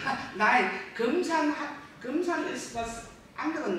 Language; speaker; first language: German; non-native, learner; Korean